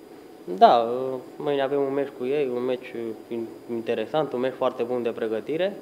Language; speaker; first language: Romanian; early bilingual, heritage; Romanian